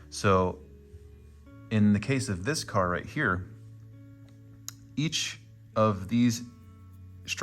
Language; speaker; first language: English; native; English